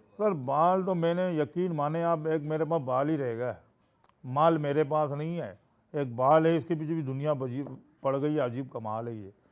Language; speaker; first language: Urdu; native; Urdu